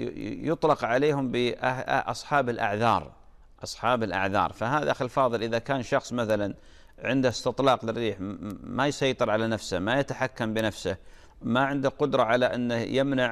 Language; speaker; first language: Arabic; native; Arabic